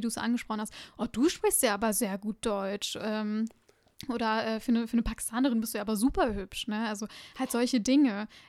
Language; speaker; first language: German; early bilingual, other home language; Urdu